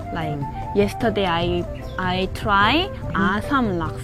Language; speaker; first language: English; non-native, learner; Korean